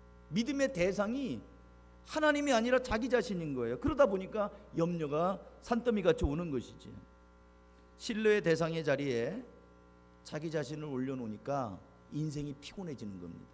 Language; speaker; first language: Korean; native; Korean